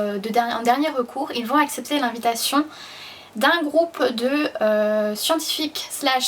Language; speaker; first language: French; native; French